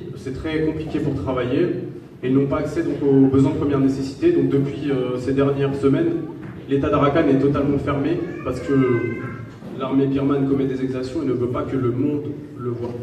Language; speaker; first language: French; native; French